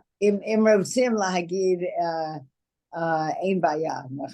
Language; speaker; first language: Hebrew; non-native, learner; English